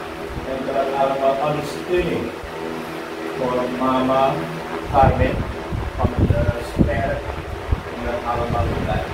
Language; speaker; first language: Dutch; non-native, learner; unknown